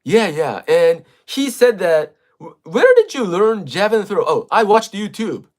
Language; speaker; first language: English; non-native, fluent; Japanese